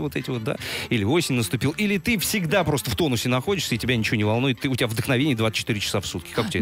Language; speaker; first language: Russian; native; Russian